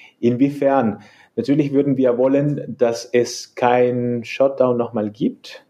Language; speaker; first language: German; non-native, fluent; Spanish